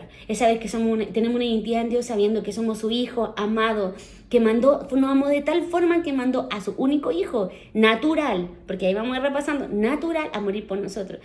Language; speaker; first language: Spanish; native; Spanish